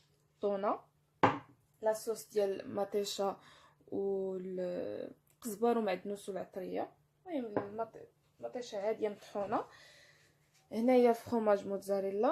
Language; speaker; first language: Arabic; native; Arabic